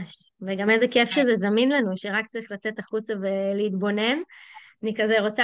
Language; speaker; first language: Hebrew; native; Hebrew